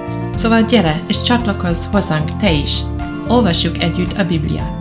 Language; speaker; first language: Hungarian; non-native, learner; English